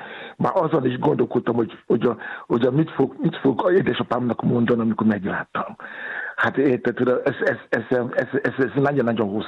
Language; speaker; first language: Hungarian; non-native, learner; Yoruba